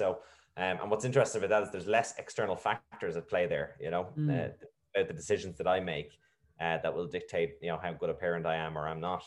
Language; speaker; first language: English; native; English